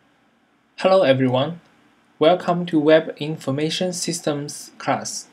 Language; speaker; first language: English; non-native, fluent; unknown